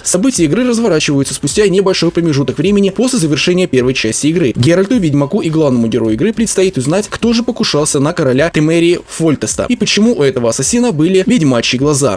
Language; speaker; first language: Russian; native; Russian